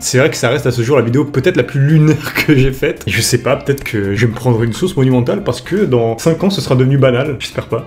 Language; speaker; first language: French; native; French